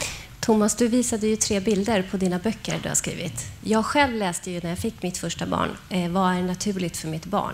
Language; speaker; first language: Swedish; native; Swedish